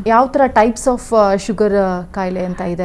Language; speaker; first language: Kannada; native; Kannada